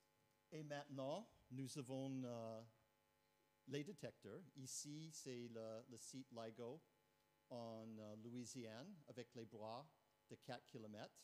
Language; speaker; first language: French; non-native, fluent; English